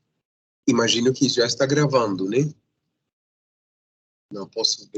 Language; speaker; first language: Portuguese; non-native, fluent; Spanish